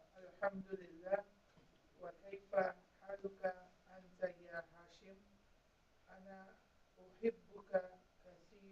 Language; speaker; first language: Arabic; non-native, learner; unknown